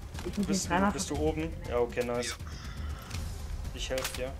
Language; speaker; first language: German; native; German